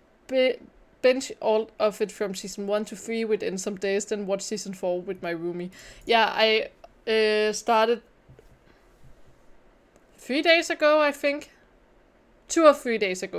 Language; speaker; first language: English; non-native, fluent; Danish